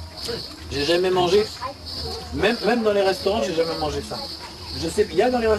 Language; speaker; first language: French; native; French